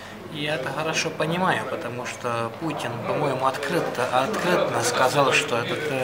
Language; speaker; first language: Russian; non-native, fluent; Estonian